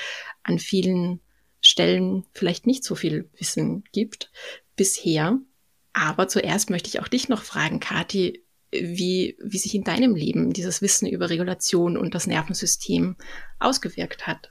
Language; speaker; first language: German; native; German